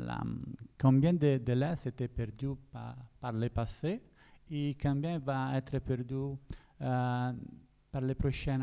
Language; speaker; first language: French; non-native, learner; Italian